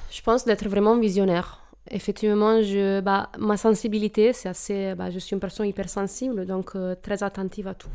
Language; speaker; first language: French; non-native, fluent; Italian